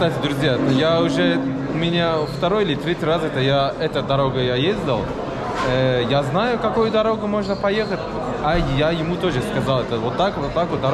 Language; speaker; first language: Russian; non-native, learner; Turkish